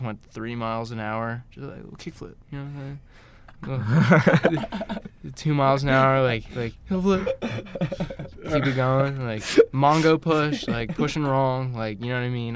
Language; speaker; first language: English; native; English